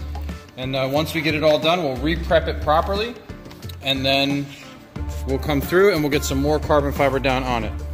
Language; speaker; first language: English; native; English